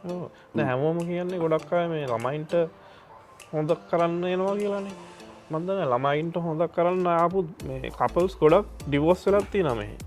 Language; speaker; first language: Sinhala; native; Sinhala